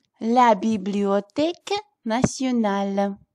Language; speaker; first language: French; non-native, fluent; Russian